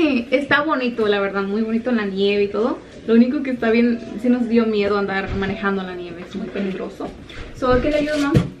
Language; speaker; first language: Spanish; early bilingual, heritage; Spanish